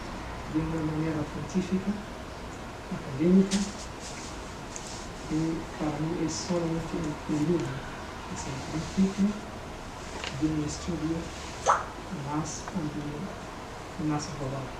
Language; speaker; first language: Spanish; non-native, fluent; Arabic